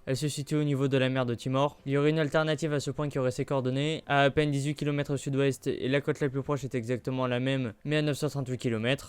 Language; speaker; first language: French; native; French